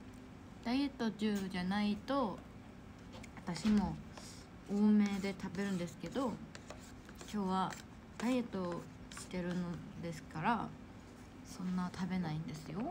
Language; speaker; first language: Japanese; non-native, fluent; Korean